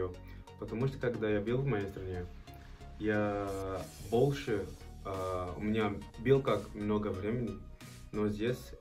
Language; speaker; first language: Russian; non-native, learner; Portuguese